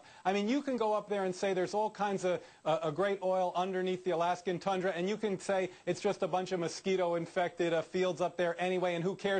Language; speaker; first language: English; native; English